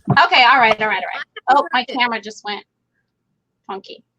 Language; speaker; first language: English; native; English